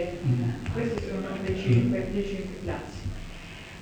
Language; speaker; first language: Italian; native; Italian